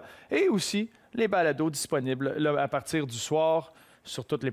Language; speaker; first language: French; native; French